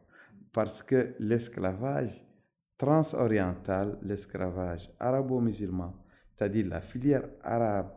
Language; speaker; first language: French; non-native, local second language; Arabic